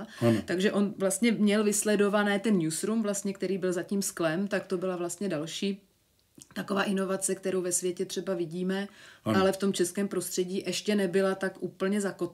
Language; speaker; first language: Czech; native; Czech